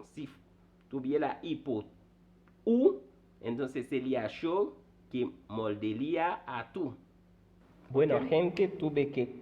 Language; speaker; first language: Spanish; non-native, fluent; Haitian Creole